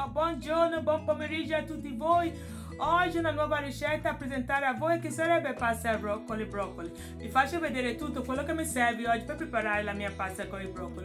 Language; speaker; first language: Italian; non-native, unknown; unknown